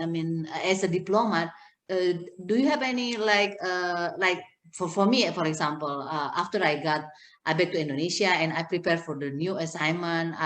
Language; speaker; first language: English; non-native, fluent; Indonesian